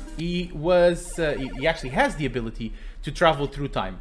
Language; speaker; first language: English; non-native, fluent; Portuguese